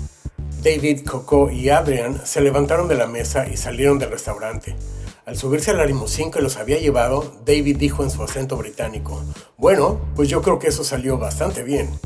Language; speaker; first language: Spanish; native; Spanish